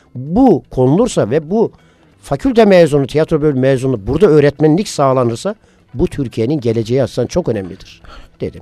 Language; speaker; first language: Turkish; native; Turkish